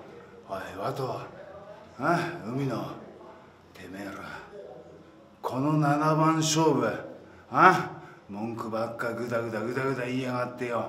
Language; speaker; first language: Japanese; native; Japanese